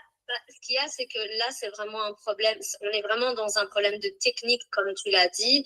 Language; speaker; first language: French; native; French